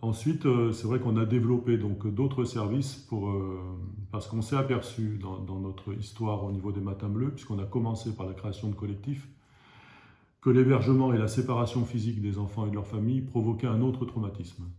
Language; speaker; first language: French; native; French